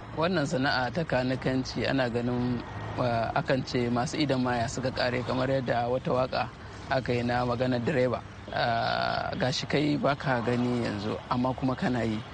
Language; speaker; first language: Hausa; non-native, local second language; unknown